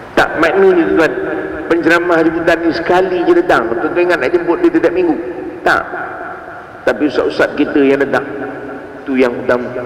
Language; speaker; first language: Malay; native; Malay